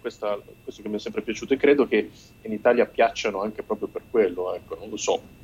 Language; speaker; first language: Italian; native; Italian